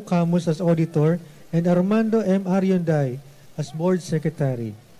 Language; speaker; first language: English; non-native, local second language; Filipino